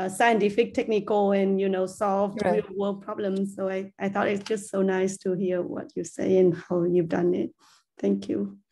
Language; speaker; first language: English; non-native, fluent; Vietnamese